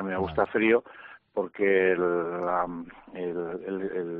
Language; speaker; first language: Spanish; native; Spanish